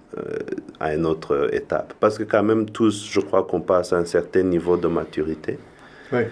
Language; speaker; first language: French; non-native, local second language; Kinyarwanda